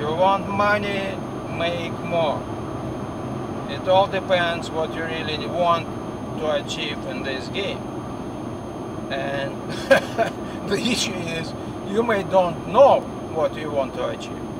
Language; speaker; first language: English; non-native, fluent; Russian